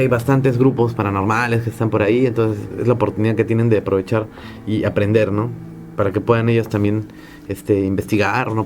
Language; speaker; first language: Spanish; native; Spanish